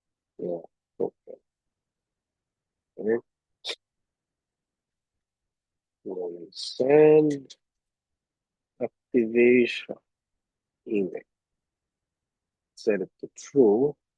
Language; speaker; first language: English; non-native, local second language; Cebuano